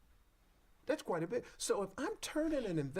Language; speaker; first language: English; native; English